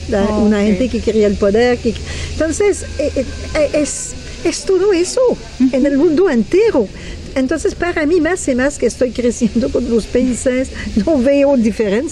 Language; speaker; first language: Spanish; non-native, fluent; French